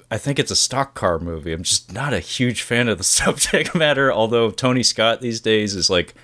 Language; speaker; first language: English; native; English